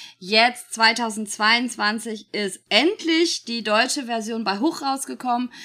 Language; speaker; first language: German; native; German